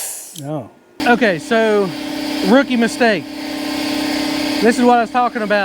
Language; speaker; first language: English; native; English